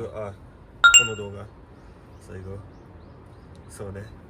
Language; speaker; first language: Japanese; non-native, learner; English